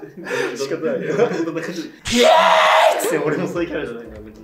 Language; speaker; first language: Japanese; native; Japanese